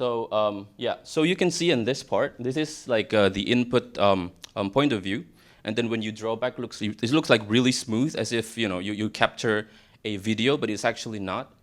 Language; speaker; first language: English; non-native, fluent; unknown